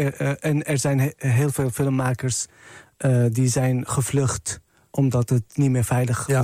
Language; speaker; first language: Dutch; non-native, fluent; Arabic